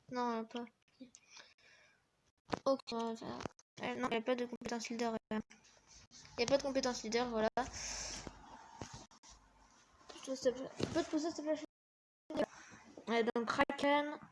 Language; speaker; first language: French; native; French